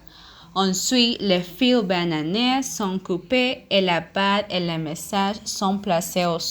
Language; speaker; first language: French; non-native, learner; Spanish